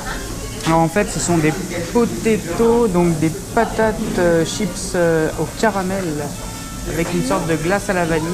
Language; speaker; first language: French; native; French